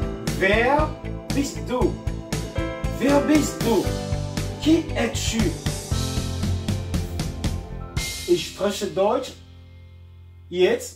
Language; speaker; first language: German; non-native, learner; French